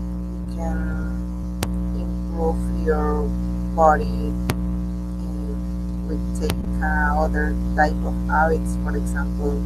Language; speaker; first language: English; non-native, learner; Spanish